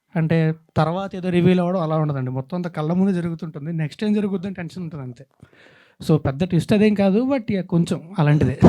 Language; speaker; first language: Telugu; native; Telugu